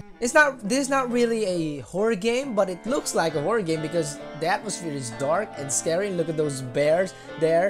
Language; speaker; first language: English; non-native, local second language; Filipino